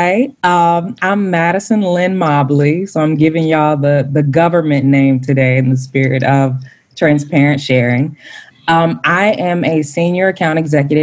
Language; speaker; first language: English; native; English